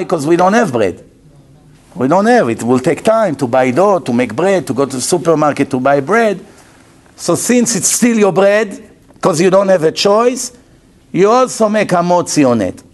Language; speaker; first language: English; non-native, fluent; Hebrew